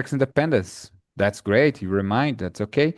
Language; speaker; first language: English; non-native, fluent; Portuguese